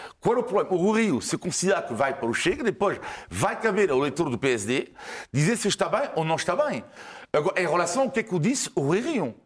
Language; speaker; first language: Portuguese; non-native, fluent; French